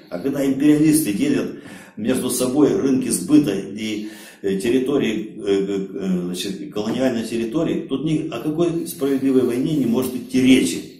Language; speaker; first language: Russian; native; Russian